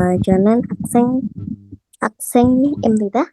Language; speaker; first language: Korean; non-native, learner; Indonesian